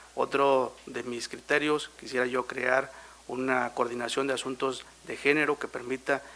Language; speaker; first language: Spanish; native; Spanish